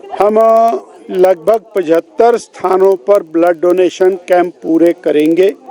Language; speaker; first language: Hindi; native; Hindi